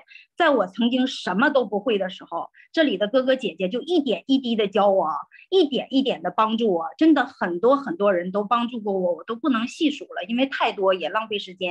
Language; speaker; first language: Chinese; native; Chinese